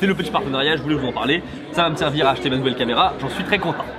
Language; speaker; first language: French; native; French